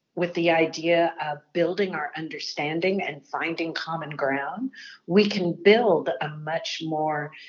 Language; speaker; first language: English; native; English